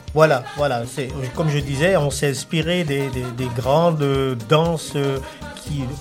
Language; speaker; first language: French; native; French